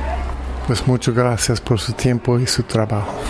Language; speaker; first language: Spanish; non-native, fluent; English